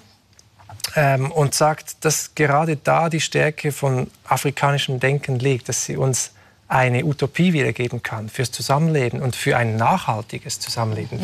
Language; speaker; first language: German; native; German